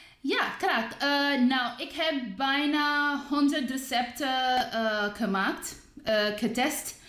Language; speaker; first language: Dutch; non-native, learner; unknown